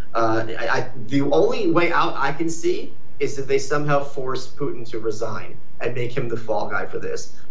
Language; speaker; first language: English; early bilingual, other home language; Ukrainian